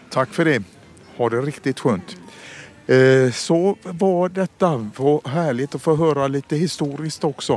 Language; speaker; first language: Swedish; native; Swedish